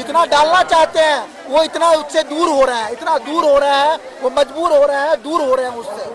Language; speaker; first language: Hindi; native; Hindi